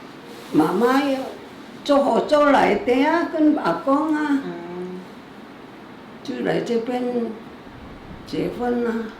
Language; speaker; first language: Chinese; non-native, local second language; Amis